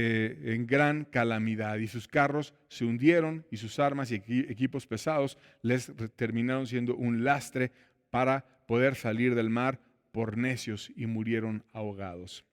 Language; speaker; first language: Spanish; native; Spanish